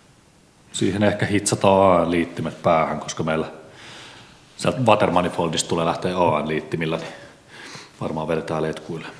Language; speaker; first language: Finnish; native; Finnish